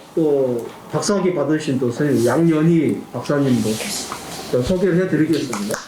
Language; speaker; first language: Korean; native; Korean